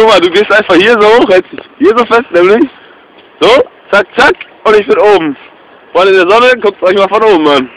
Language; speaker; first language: German; native; German